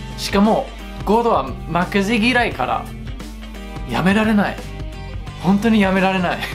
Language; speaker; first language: Japanese; non-native, fluent; English